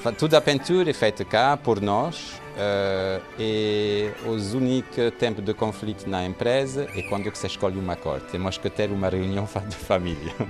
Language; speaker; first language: Portuguese; non-native, fluent; French